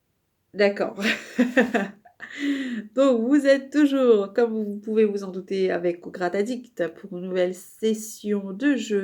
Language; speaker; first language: French; native; French